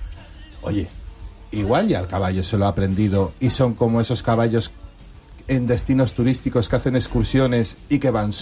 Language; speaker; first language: Spanish; native; Spanish